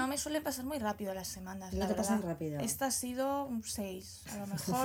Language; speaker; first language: Spanish; native; Spanish